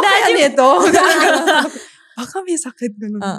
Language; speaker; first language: Filipino; non-native, learner; Japanese